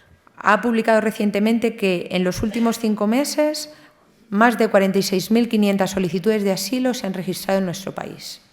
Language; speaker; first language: Spanish; native; Spanish